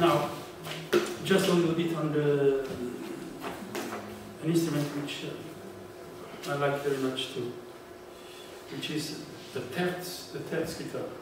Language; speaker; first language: English; non-native, fluent; Portuguese